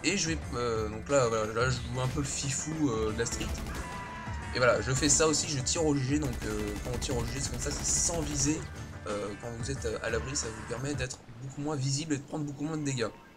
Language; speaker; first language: French; native; French